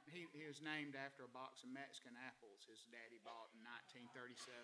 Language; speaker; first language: English; native; English